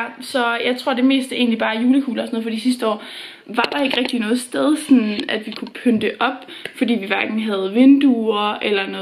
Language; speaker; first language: Danish; native; Danish